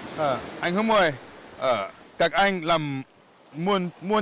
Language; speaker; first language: Vietnamese; non-native, learner; English